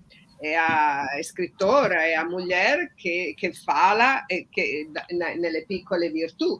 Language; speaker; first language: Portuguese; non-native, fluent; Italian